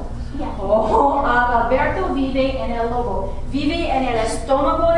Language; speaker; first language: Spanish; non-native, fluent; English